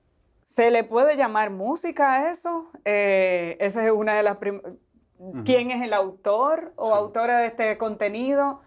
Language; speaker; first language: Spanish; native; Spanish